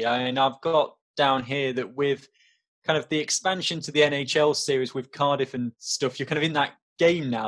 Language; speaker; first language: English; native; English